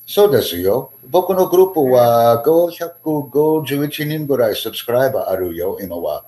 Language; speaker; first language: Japanese; non-native, learner; English